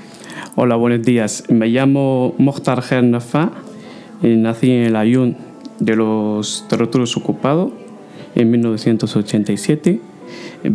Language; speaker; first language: Spanish; non-native, fluent; Arabic